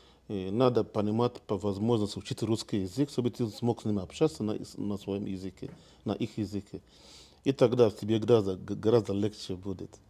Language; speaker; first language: Russian; non-native, fluent; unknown